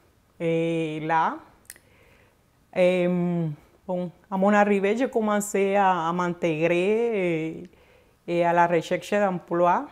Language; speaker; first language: French; non-native, fluent; Spanish